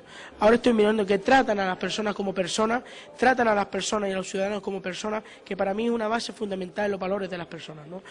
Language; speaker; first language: Spanish; native; Spanish